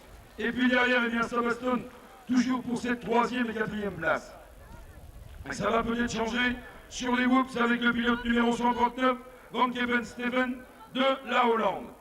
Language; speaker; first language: French; native; French